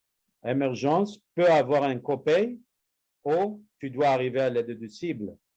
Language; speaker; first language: French; non-native, learner; Spanish